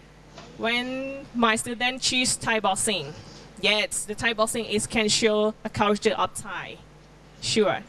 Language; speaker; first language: English; non-native, learner; Thai